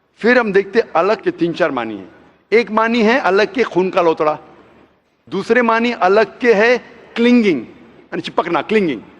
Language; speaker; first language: Hindi; non-native, local second language; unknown